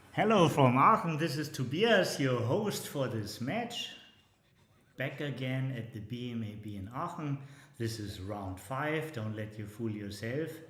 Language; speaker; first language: English; non-native, fluent; German